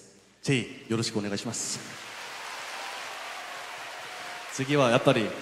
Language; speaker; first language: Japanese; non-native, fluent; Korean